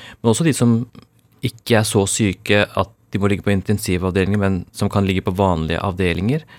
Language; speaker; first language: Norwegian; early bilingual, other home language; Urdu